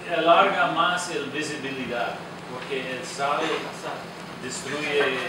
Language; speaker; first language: Spanish; non-native, learner; English